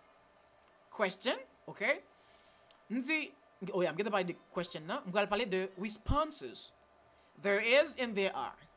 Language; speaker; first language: English; non-native, fluent; Haitian Creole